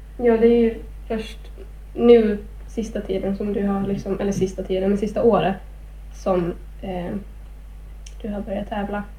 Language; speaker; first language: Swedish; native; Swedish